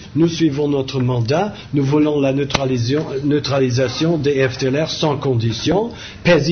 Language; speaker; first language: French; non-native, fluent; German